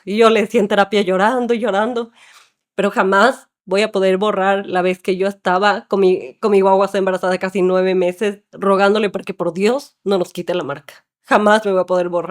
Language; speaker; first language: Spanish; native; Spanish